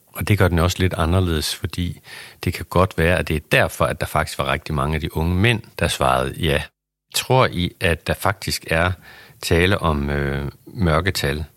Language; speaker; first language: Danish; native; Danish